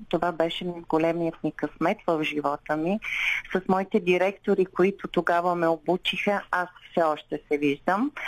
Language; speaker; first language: Bulgarian; non-native, local second language; Turkish